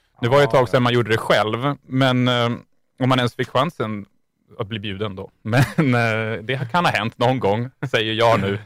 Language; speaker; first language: Swedish; native; Swedish